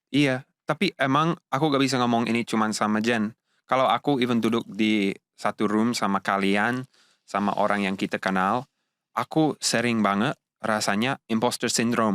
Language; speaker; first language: Indonesian; non-native, fluent; English